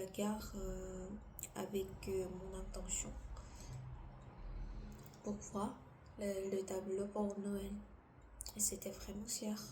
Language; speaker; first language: French; non-native, learner; Korean